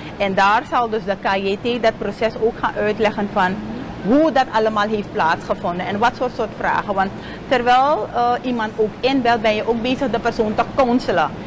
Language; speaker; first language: Dutch; native; Dutch